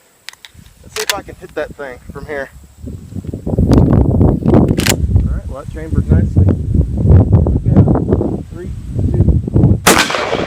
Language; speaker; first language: English; native; English